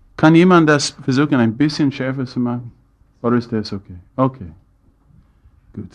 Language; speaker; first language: German; non-native, fluent; English